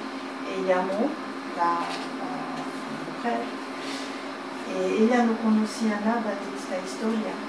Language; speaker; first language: Spanish; early bilingual, heritage; French